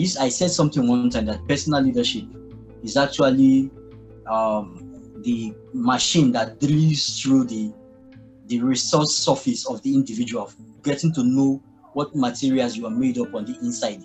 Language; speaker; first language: English; non-native, local second language; Yoruba